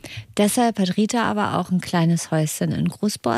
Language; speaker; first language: German; native; German